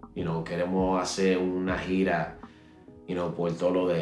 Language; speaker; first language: Spanish; early bilingual, heritage; Spanish